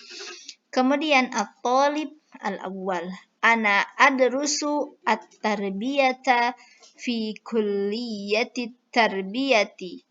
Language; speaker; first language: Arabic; non-native, fluent; Indonesian